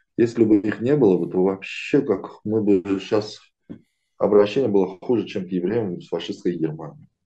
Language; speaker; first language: Russian; non-native, local second language; Azerbaijani